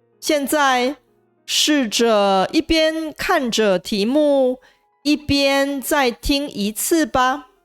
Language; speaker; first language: Chinese; native; Chinese